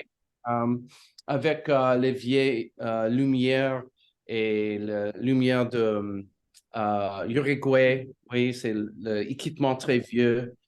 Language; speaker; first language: French; non-native, learner; English